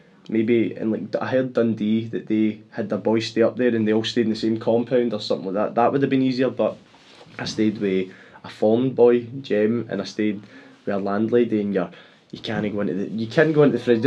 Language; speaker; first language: English; native; English